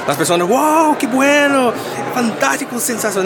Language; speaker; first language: Spanish; non-native, learner; Portuguese